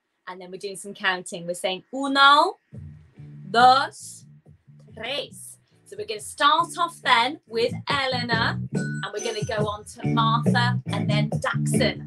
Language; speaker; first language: English; native; English